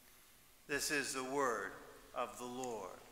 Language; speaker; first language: English; native; English